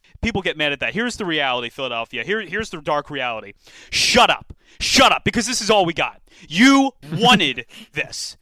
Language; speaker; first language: English; native; English